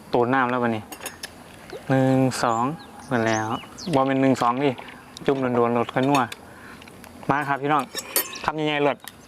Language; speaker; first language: Thai; native; Thai